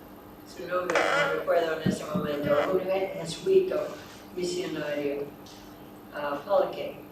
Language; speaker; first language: Spanish; non-native, fluent; English